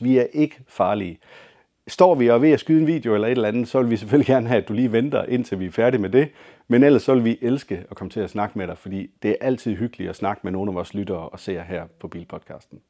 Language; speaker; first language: Danish; native; Danish